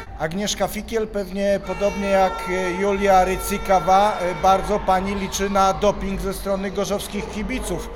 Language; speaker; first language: Polish; native; Polish